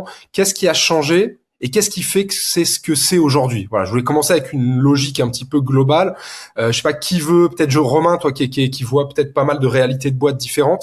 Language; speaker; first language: French; native; French